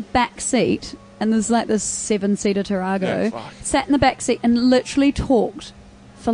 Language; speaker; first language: English; native; English